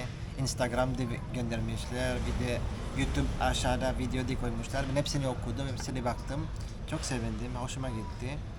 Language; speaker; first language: Turkish; early bilingual, heritage; Turkish